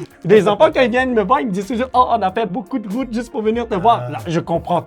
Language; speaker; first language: French; native; French